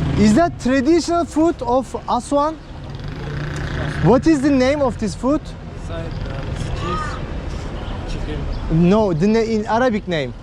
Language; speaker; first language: English; non-native, learner; Turkish